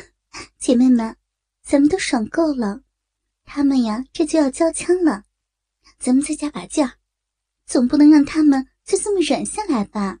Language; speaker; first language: Chinese; native; Chinese